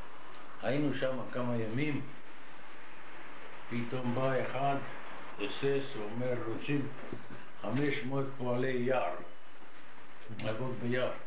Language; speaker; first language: Hebrew; non-native, fluent; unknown